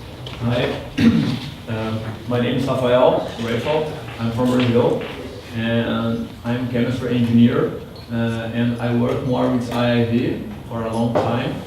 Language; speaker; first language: English; non-native, learner; Portuguese